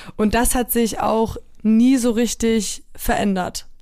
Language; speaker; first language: German; early bilingual, other home language; Polish